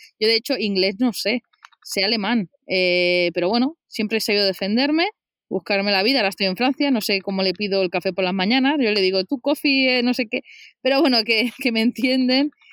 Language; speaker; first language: Spanish; native; Spanish